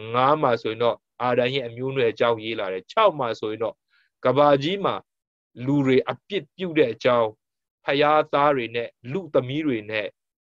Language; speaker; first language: Burmese; non-native, local second language; Tedim Chin